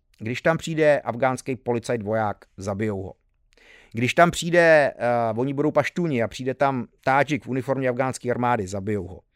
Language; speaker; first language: Czech; early bilingual, heritage; Czech